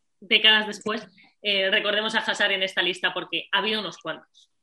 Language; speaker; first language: Spanish; native; Spanish